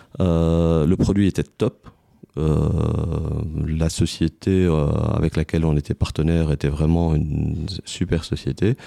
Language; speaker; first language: French; non-native, local second language; Arabic